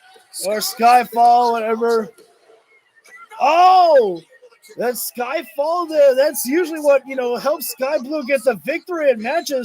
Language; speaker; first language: English; native; English